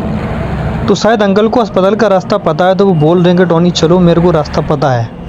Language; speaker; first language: Hindi; native; Hindi